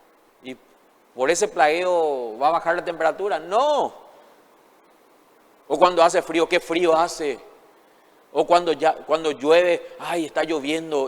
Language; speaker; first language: Spanish; native; Spanish